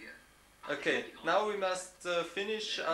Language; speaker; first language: English; non-native, learner; German